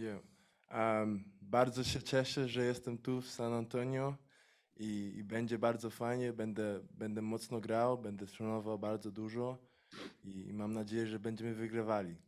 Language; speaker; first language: Polish; early bilingual, heritage; English